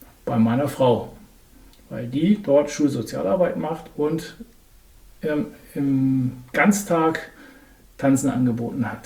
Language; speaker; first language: German; native; German